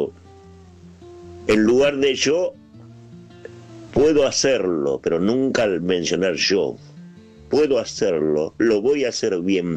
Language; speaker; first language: Spanish; native; Spanish